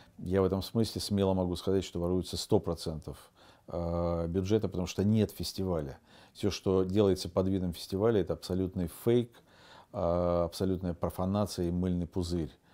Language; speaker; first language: Russian; native; Russian